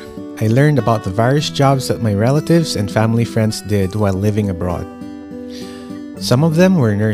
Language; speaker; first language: English; non-native, local second language; Filipino